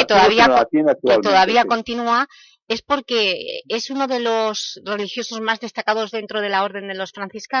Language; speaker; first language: Spanish; native; Spanish